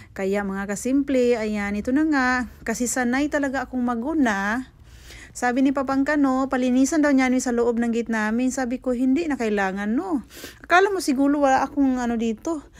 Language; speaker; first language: Filipino; non-native, local second language; Cebuano